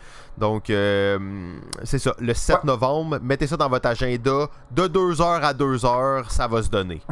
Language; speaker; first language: French; native; French